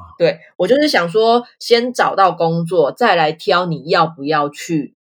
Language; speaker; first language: Chinese; native; Chinese